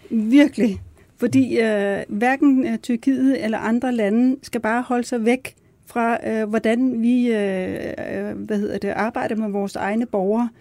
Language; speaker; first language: Danish; early bilingual, other home language; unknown